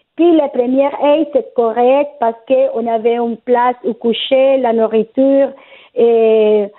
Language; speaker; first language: French; non-native, fluent; Spanish